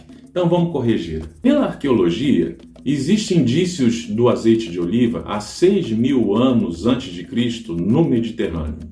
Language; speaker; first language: Portuguese; native; Portuguese